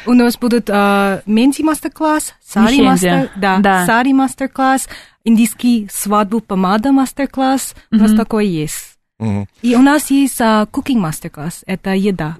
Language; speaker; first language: Russian; non-native, learner; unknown